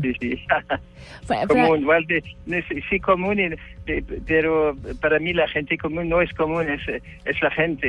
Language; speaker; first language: Spanish; non-native, learner; French